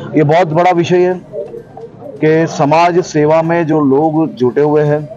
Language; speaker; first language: Hindi; non-native, local second language; Gujarati